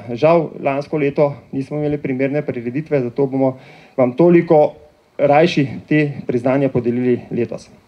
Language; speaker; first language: Slovenian; native; Slovenian